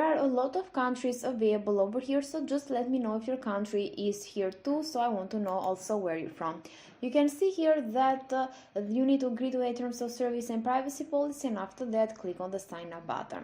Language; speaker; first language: English; non-native, fluent; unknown